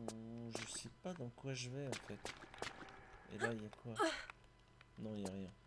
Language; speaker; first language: French; native; French